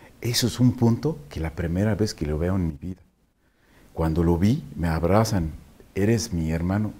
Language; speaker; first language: Spanish; non-native, fluent; Arabic